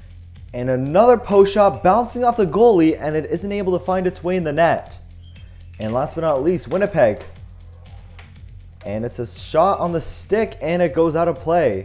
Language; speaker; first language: English; native; English